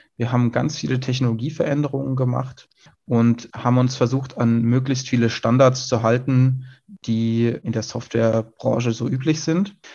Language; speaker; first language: German; native; German